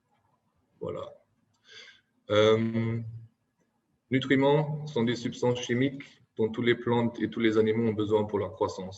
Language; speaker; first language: French; non-native, fluent; German